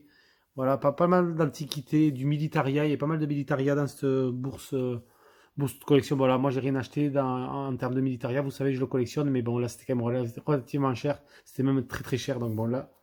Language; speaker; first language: French; native; French